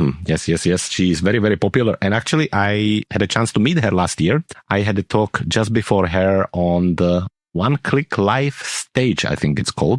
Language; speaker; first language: English; non-native, fluent; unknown